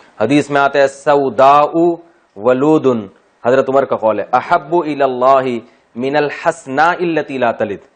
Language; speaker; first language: Urdu; native; Urdu